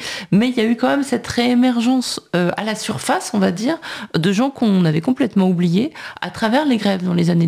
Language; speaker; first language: French; native; French